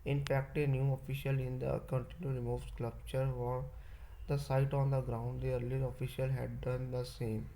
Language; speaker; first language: English; non-native, local second language; Punjabi